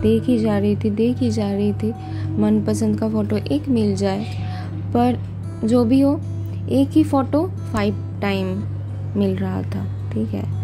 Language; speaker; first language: Hindi; non-native, local second language; Bangla